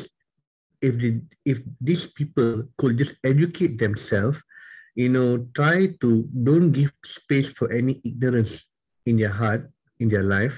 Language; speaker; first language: English; non-native, local second language; Tamil